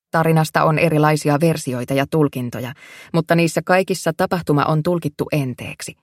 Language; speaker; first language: Finnish; native; Finnish